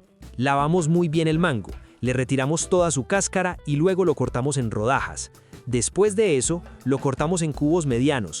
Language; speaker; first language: Spanish; native; Spanish